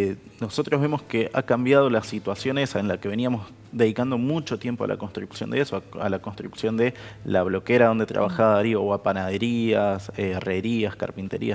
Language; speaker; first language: Spanish; native; Spanish